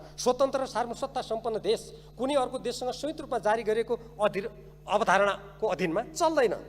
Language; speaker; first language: Nepali; native; Nepali